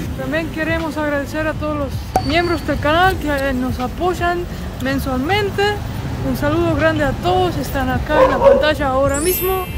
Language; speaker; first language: Spanish; non-native, fluent; Estonian